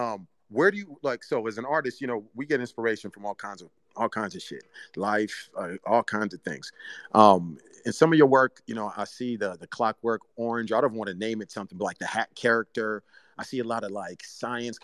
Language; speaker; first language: English; early bilingual, other home language; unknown